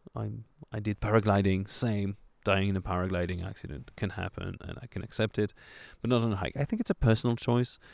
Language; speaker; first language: English; non-native, fluent; French